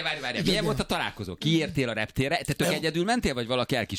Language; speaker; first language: Hungarian; native; Hungarian